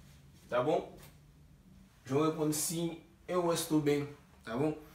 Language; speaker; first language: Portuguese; non-native, learner; Haitian Creole